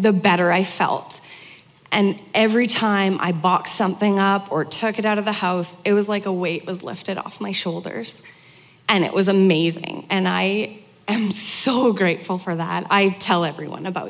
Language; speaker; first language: English; native; English